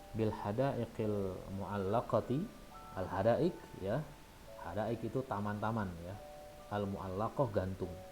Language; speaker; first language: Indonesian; native; Indonesian